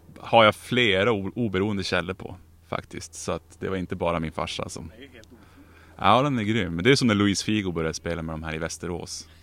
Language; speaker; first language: Swedish; native; Swedish